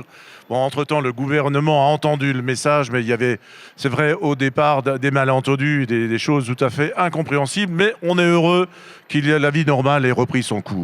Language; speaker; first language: French; native; French